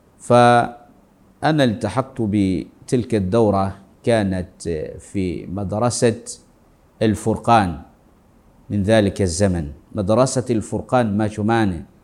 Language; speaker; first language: Arabic; non-native, fluent; Swahili